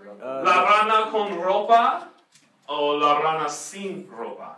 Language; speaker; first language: Spanish; non-native, fluent; English